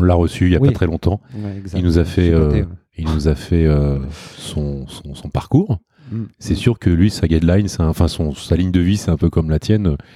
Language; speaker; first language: French; native; French